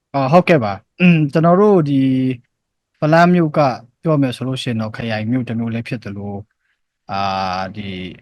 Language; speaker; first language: Burmese; non-native, local second language; Hakha Chin